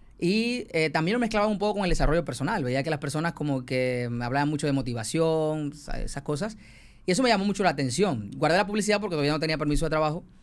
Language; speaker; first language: Spanish; native; Spanish